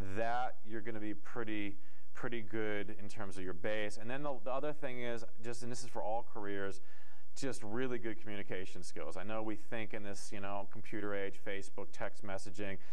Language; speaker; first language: English; native; English